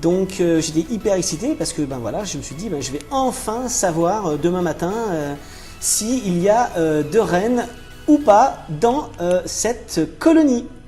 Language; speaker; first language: French; native; French